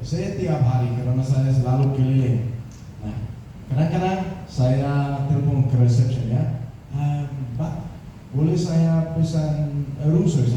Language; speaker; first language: Indonesian; non-native, fluent; Danish